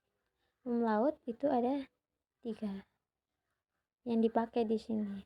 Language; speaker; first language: Indonesian; native; Indonesian